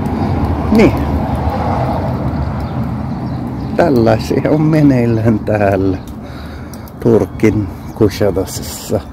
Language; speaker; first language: Finnish; non-native, fluent; Turkish